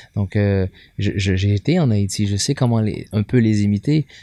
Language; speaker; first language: French; native; French